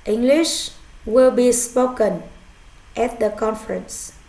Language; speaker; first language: English; non-native, fluent; Vietnamese